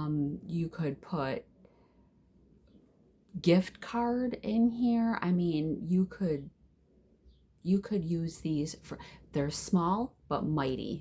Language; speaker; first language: English; native; English